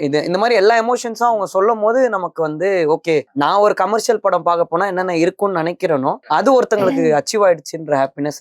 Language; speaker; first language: Tamil; native; Tamil